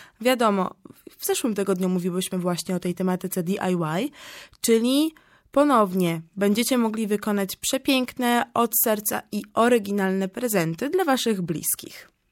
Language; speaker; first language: Polish; native; Polish